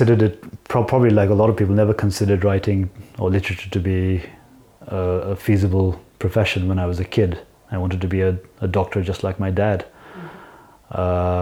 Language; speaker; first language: English; non-native, local second language; Nepali